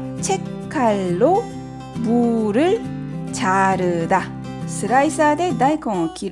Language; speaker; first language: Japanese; non-native, fluent; Korean